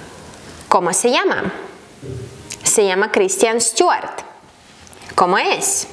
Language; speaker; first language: Spanish; non-native, fluent; Ukrainian